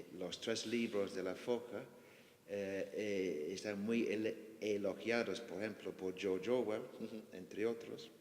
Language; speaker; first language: Spanish; non-native, fluent; English